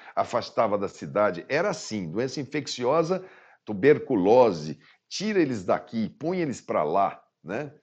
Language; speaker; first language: Portuguese; native; Portuguese